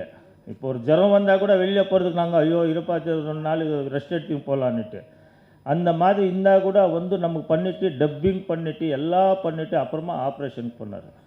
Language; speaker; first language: Tamil; non-native, learner; Kannada